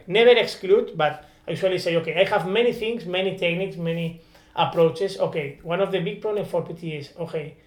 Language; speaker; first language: English; non-native, learner; Spanish